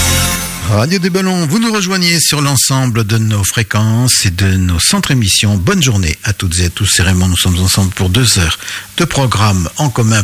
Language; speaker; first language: French; native; French